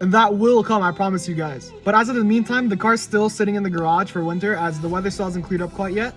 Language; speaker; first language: English; native; English